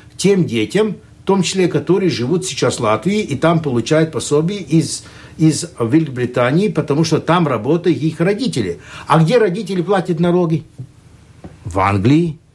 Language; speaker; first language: Russian; non-native, local second language; Latvian